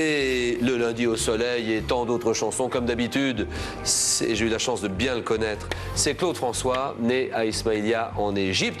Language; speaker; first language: French; native; French